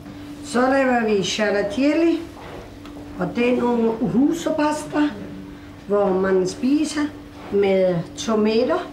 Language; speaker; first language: Danish; non-native, learner; Italian